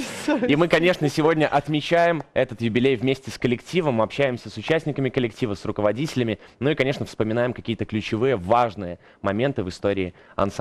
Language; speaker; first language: Russian; native; Russian